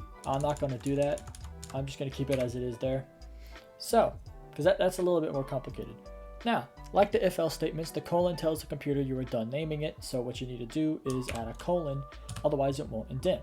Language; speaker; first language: English; native; English